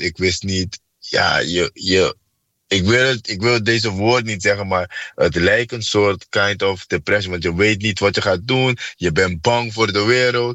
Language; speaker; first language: Dutch; non-native, fluent; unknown